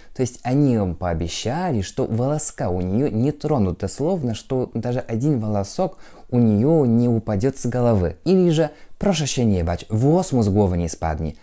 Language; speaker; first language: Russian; non-native, fluent; Polish